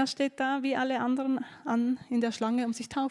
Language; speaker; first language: German; native; German